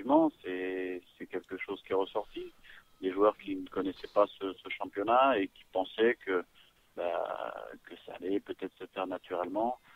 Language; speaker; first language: French; native; French